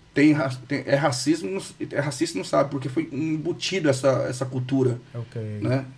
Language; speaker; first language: Portuguese; native; Portuguese